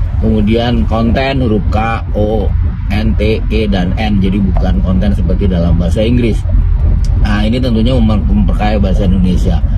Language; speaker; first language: Indonesian; native; Indonesian